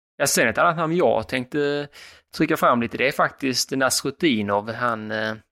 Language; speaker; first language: Swedish; native; Swedish